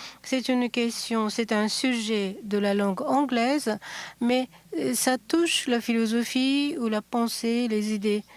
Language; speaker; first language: French; non-native, fluent; Japanese